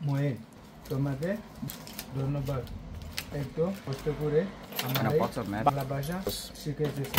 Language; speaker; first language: Bangla; non-native, learner; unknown